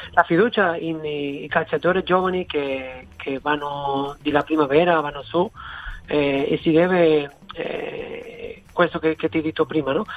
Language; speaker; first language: Italian; non-native, fluent; Spanish